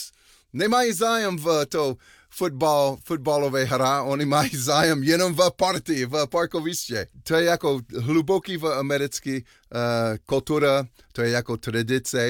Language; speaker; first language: Czech; non-native, learner; English